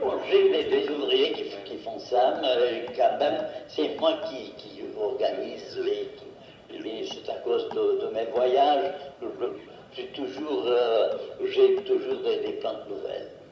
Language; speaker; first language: French; non-native, fluent; Portuguese